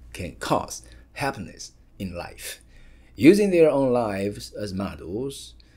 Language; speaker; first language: English; non-native, fluent; Chinese